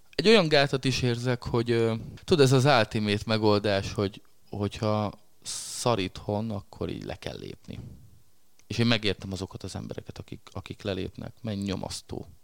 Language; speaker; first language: Hungarian; native; Hungarian